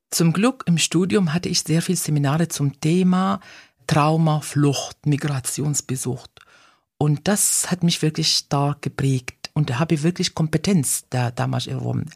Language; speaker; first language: German; non-native, fluent; Arabic